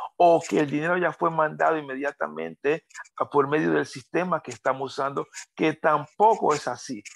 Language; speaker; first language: Spanish; native; Spanish